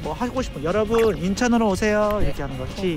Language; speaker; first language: Korean; native; Korean